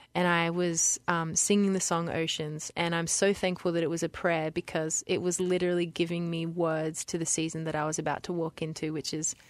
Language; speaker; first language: English; native; English